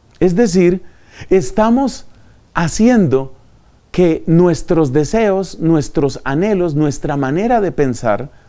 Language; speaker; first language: Spanish; native; Spanish